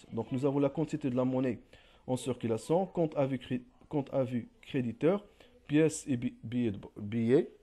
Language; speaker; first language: French; non-native, local second language; Arabic